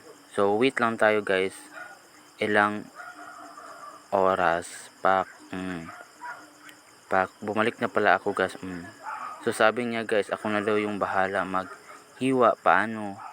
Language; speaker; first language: Filipino; non-native, local second language; Cebuano